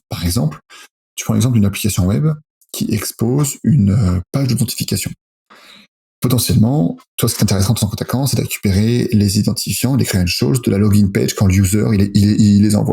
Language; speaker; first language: French; native; French